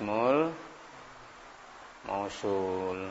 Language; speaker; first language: Arabic; non-native, fluent; Indonesian